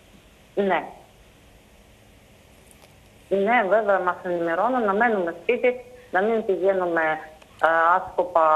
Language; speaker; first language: Greek; non-native, fluent; Russian